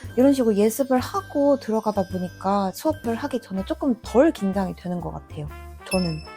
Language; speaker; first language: Korean; native; Korean